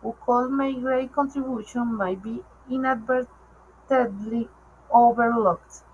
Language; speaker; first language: English; non-native, learner; Spanish